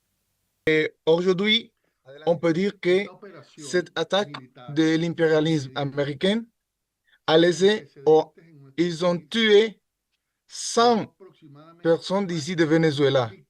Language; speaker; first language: French; non-native, learner; Spanish